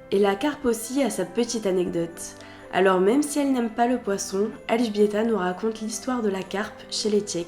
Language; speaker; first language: French; native; French